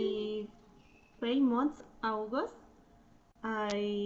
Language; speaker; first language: English; non-native, learner; Spanish